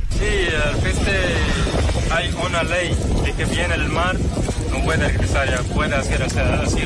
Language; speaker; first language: Spanish; non-native, learner; Arabic